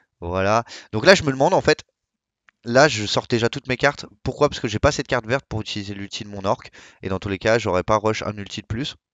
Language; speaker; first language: French; native; French